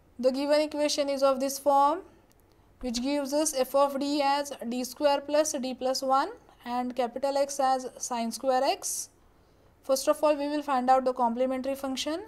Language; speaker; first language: English; non-native, local second language; Marathi